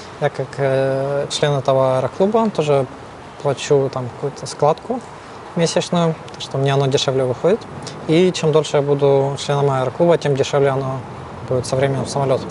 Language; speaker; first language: Russian; non-native, local second language; Ukrainian